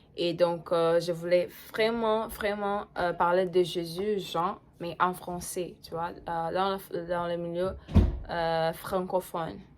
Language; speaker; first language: French; non-native, fluent; Portuguese